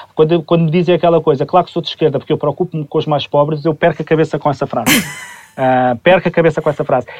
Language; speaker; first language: Portuguese; native; Portuguese